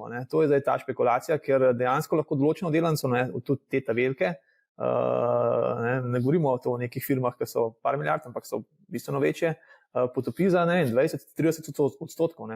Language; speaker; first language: Slovenian; native; Slovenian